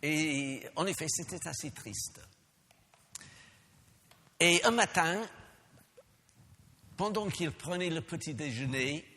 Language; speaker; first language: French; non-native, fluent; English